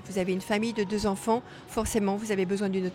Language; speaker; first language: French; native; French